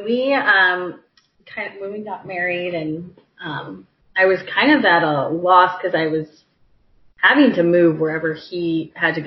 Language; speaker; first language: English; native; English